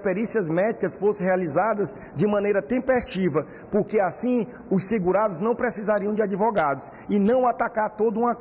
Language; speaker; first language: Portuguese; native; Portuguese